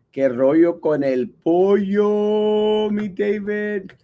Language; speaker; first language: Spanish; early bilingual, heritage; Spanish